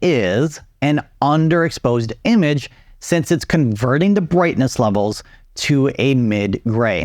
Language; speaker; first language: English; native; English